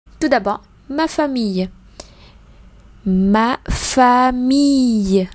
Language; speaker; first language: French; non-native, fluent; Vietnamese